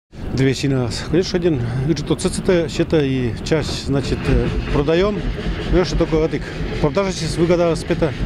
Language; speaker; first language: Russian; non-native, local second language; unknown